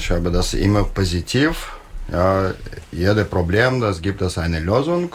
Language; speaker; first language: German; non-native, learner; Russian